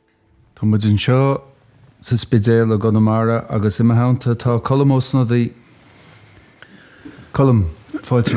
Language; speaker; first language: Irish; native; Irish